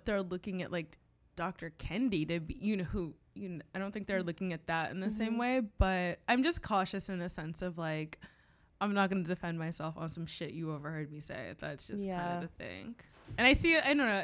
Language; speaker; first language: English; native; English